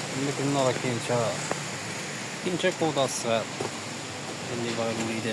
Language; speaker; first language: Arabic; native; Arabic